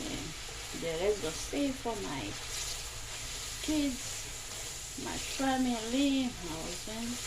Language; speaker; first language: English; non-native, learner; Haitian Creole